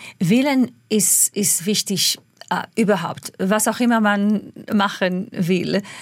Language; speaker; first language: German; non-native, fluent; Hebrew